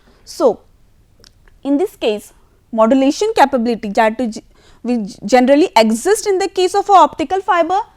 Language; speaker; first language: English; non-native, local second language; Hindi